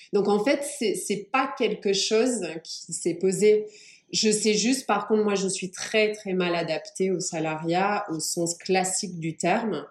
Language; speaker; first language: French; early bilingual, other home language; English